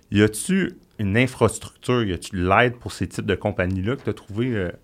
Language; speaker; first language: French; native; French